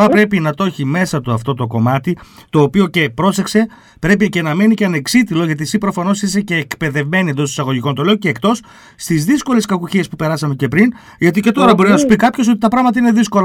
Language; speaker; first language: Greek; native; Greek